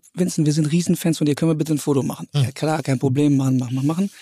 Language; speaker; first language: German; native; German